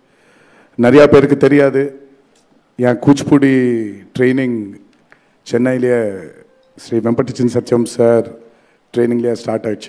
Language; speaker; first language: Tamil; non-native, learner; Telugu